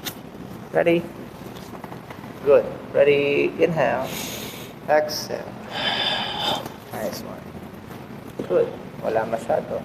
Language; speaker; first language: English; non-native, local second language; Filipino